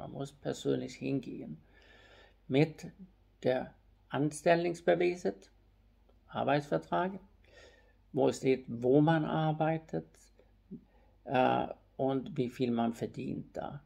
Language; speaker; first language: German; non-native, fluent; Swedish